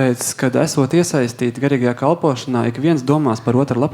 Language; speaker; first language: Latvian; native; Latvian